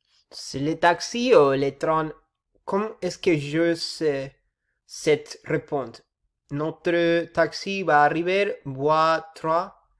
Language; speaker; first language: French; non-native, learner; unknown